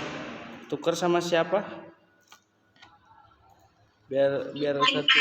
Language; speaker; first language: Indonesian; native; Indonesian